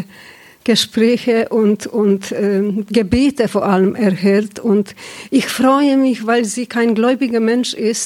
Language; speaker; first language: German; non-native, fluent; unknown